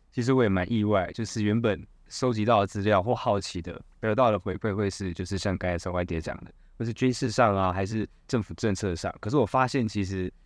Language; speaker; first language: Chinese; native; Chinese